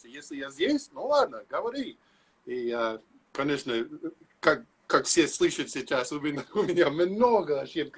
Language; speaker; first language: Russian; non-native, learner; English